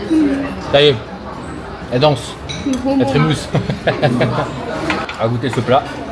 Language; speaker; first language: French; native; French